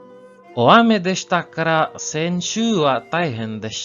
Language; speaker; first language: Japanese; non-native, learner; English